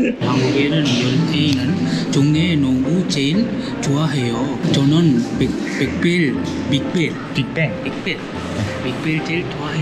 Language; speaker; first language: Korean; non-native, learner; Sinhala